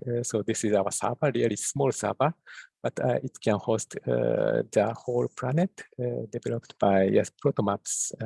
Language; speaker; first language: English; non-native, fluent; Japanese